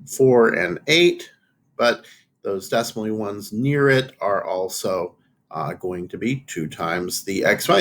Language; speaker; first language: English; native; English